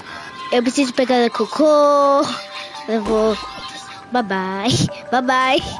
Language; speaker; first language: Portuguese; early bilingual, heritage; Portuguese